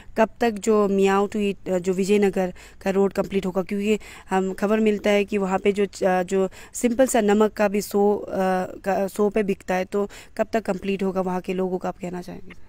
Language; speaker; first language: Hindi; non-native, local second language; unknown